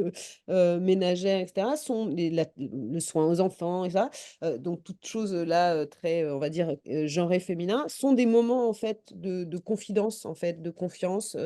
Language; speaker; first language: French; native; French